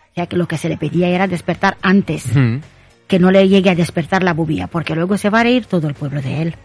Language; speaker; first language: Spanish; non-native, fluent; Romanian